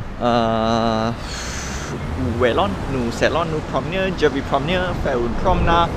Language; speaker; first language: French; non-native, learner; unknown